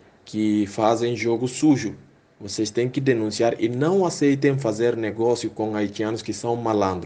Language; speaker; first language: Portuguese; non-native, fluent; Haitian Creole